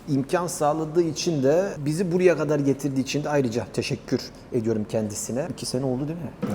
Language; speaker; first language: Turkish; native; Turkish